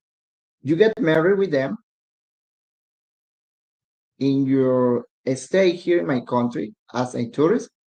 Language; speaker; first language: English; non-native, learner; Spanish